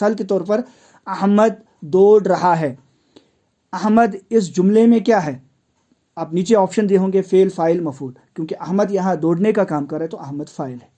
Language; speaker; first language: Urdu; non-native, local second language; Kashmiri